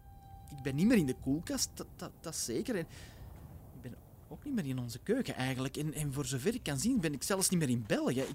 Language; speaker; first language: Dutch; native; Dutch